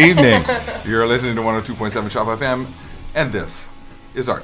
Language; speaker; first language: English; native; English